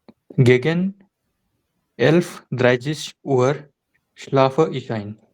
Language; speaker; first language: German; non-native, learner; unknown